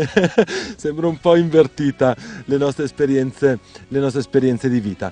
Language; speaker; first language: Italian; native; Italian